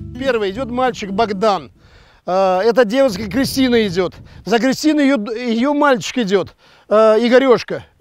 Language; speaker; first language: Russian; non-native, local second language; Crimean Tatar